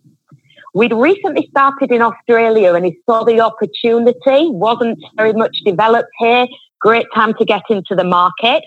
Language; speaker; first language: English; native; English